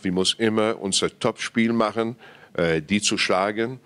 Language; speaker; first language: German; non-native, fluent; English